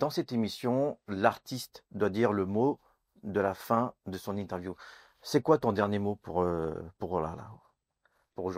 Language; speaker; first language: French; native; French